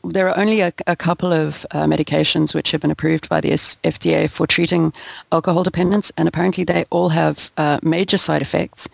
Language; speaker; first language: English; native; English